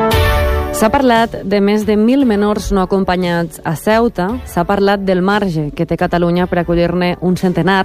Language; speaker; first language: Catalan; native; Catalan